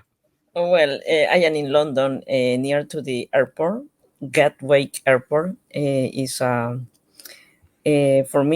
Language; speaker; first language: English; non-native, learner; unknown